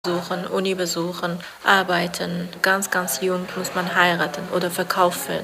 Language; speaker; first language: German; non-native, fluent; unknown